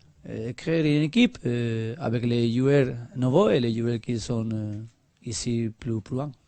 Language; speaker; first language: French; non-native, learner; Spanish